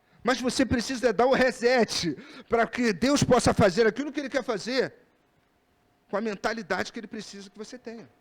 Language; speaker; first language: Portuguese; native; Portuguese